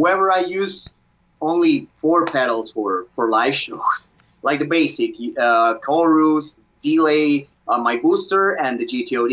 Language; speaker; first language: English; non-native, fluent; Spanish